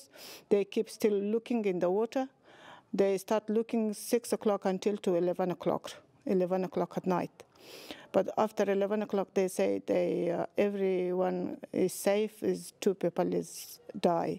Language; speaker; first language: English; non-native, learner; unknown